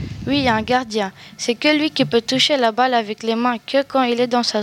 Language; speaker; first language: French; native; French